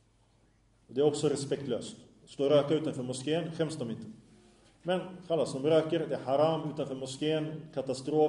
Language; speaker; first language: Swedish; early bilingual, other home language; Arabic